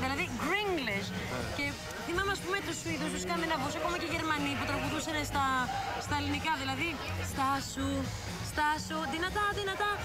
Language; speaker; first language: Greek; early bilingual, heritage; Greek